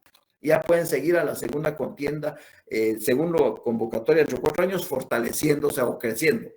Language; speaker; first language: Spanish; native; Spanish